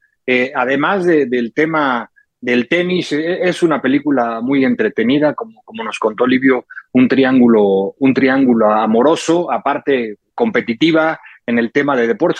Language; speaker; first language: Spanish; native; Spanish